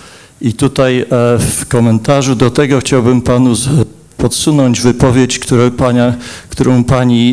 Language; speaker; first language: Polish; native; Polish